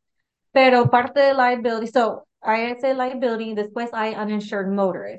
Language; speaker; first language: Spanish; early bilingual, heritage; English